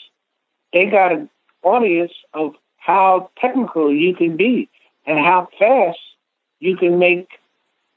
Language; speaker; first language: English; native; English